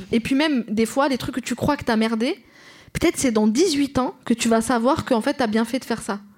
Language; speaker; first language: French; early bilingual, other home language; Arabic